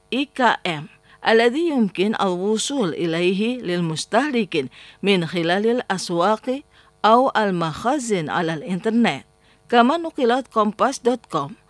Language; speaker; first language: Arabic; non-native, fluent; Indonesian